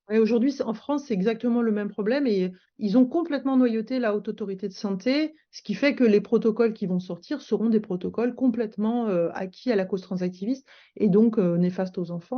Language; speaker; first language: French; native; French